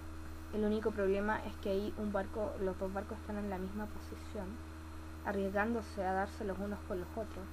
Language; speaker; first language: Spanish; native; Spanish